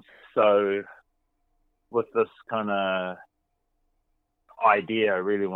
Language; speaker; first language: English; native; English